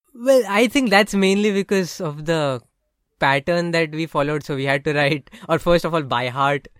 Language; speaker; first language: English; non-native, local second language; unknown